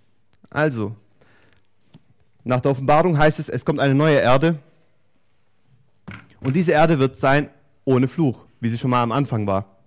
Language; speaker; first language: German; native; German